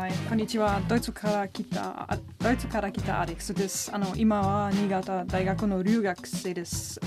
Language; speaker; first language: Japanese; non-native, learner; German